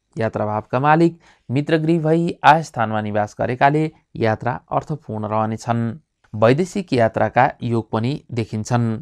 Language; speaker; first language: Nepali; native; Nepali